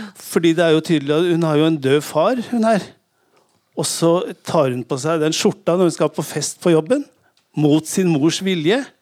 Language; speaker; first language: Norwegian; native; Norwegian